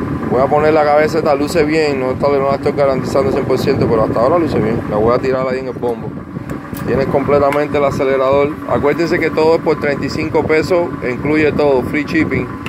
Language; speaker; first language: Spanish; native; Spanish